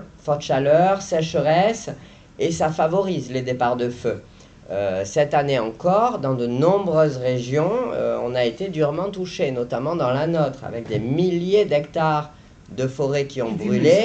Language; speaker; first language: French; native; French